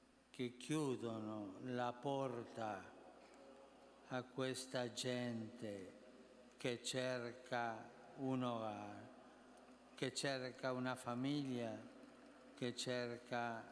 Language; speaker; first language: Italian; non-native, fluent; Spanish